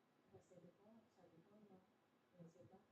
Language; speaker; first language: French; non-native, fluent; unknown